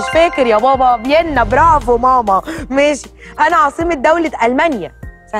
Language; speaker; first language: Arabic; native; Arabic